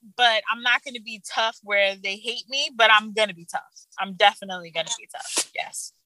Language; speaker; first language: English; native; English